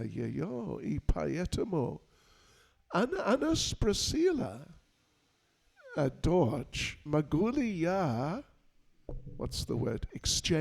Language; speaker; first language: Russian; non-native, learner; English